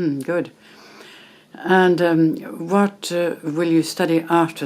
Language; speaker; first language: English; non-native, fluent; French